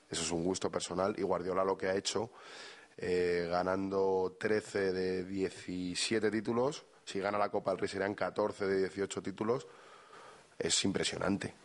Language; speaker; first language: Spanish; native; Spanish